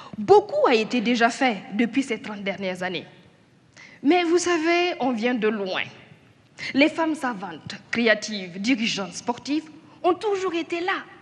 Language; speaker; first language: French; non-native, local second language; Mossi